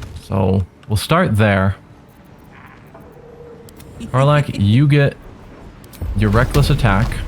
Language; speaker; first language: English; native; English